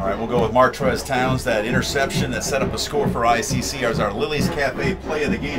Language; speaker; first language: English; native; English